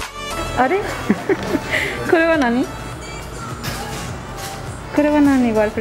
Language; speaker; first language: Japanese; non-native, learner; Spanish